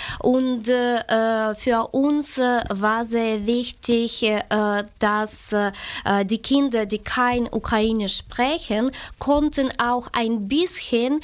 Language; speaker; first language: German; non-native, fluent; Ukrainian